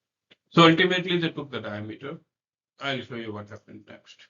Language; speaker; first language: English; non-native, local second language; Hindi